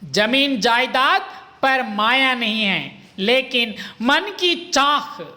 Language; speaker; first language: Hindi; non-native, local second language; Kannada